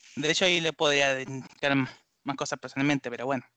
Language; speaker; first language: Spanish; non-native, learner; Japanese